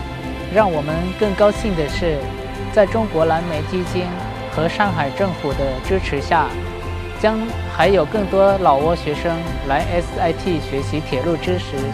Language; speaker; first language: Chinese; non-native, learner; Lao